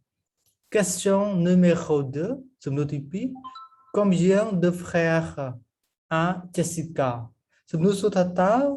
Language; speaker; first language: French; non-native, fluent; Khmer